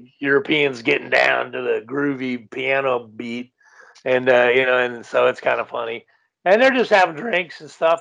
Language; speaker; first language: English; native; English